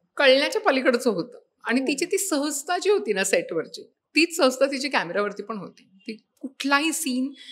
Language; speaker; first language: Marathi; native; Marathi